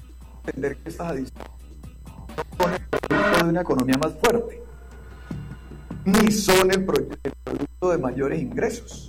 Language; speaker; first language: Spanish; native; Spanish